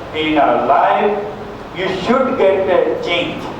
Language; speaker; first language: English; non-native, local second language; Gujarati